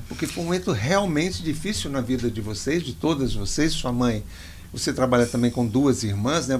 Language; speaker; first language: Portuguese; native; Portuguese